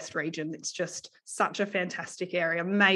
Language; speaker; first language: English; native; English